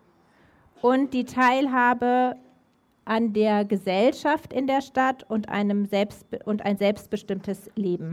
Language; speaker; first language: German; native; German